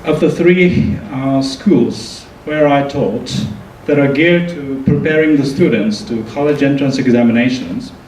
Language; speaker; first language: English; non-native, fluent; Japanese